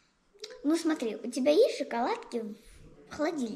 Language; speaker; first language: Russian; early bilingual, heritage; Russian